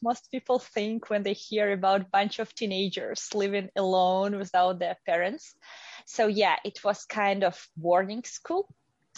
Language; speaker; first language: English; non-native, fluent; Russian